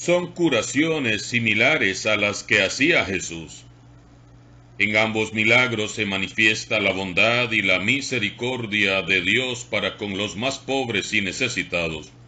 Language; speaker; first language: Spanish; native; Spanish